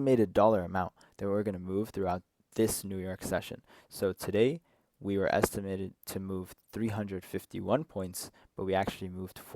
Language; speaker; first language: English; native; English